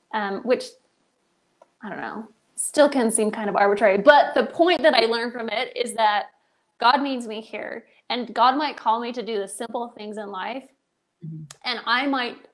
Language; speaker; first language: English; native; English